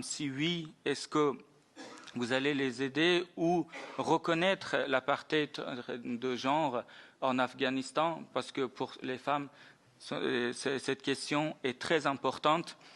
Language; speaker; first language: French; non-native, fluent; Persian